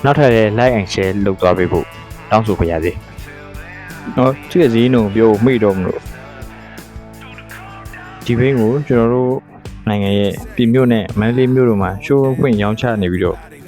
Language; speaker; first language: Burmese; native; Burmese